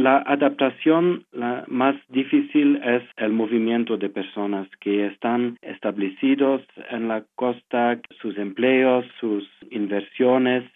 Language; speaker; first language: Spanish; non-native, fluent; French